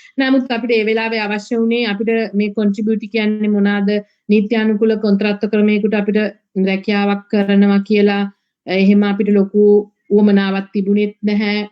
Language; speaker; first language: Sinhala; native; Sinhala